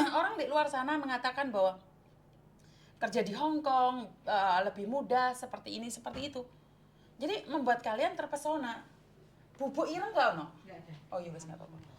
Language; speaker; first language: Indonesian; non-native, local second language; Javanese